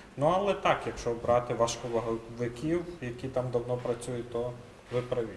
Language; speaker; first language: Ukrainian; native; Ukrainian